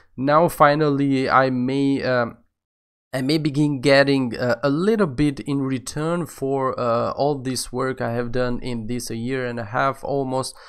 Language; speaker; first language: English; non-native, fluent; Albanian